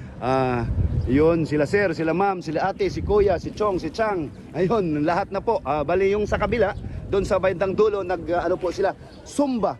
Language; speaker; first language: Filipino; non-native, local second language; Cebuano